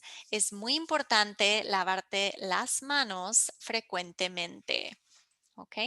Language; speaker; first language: Spanish; early bilingual, heritage; English